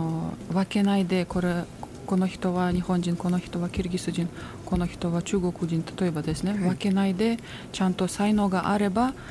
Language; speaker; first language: Japanese; non-native, fluent; Kyrgyz